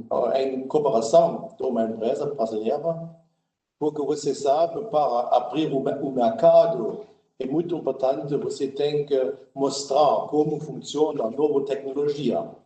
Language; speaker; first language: Portuguese; non-native, learner; German